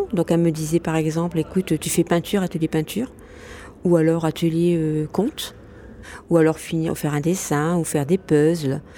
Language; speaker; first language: French; non-native, local second language; Arabic